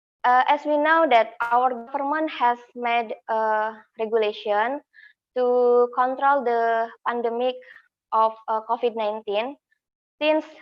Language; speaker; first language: English; non-native, fluent; Indonesian